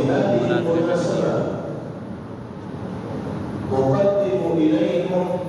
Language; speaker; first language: Arabic; non-native, fluent; Urdu